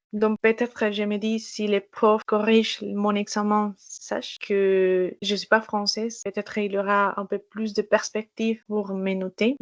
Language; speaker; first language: French; non-native, fluent; Spanish